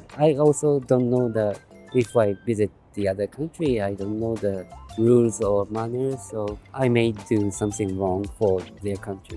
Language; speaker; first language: English; non-native, learner; Japanese